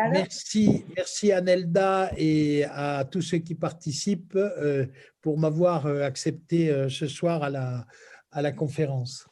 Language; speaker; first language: French; native; French